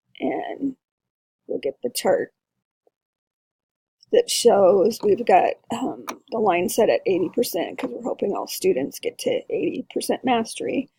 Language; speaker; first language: English; native; English